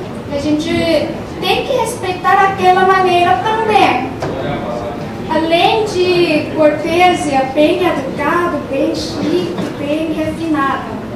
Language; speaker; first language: Portuguese; non-native, fluent; Korean